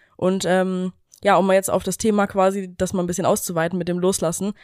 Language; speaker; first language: German; native; German